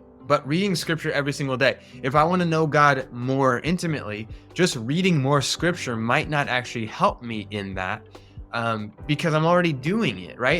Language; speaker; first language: English; native; English